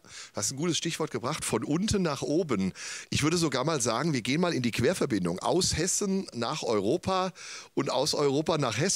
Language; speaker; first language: German; native; German